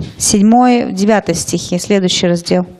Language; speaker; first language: Russian; native; Russian